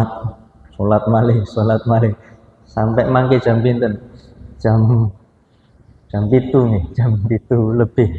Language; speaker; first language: Indonesian; non-native, local second language; Javanese